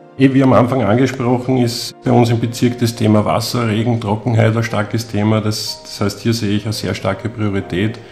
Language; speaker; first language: German; native; German